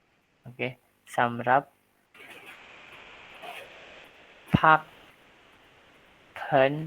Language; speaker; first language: Thai; non-native, learner; Indonesian